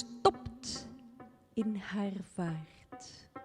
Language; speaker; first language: Dutch; native; Dutch